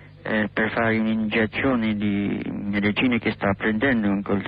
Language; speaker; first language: Italian; non-native, learner; English